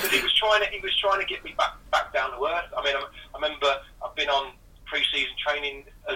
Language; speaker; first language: English; native; English